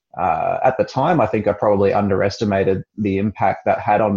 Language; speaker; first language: English; native; English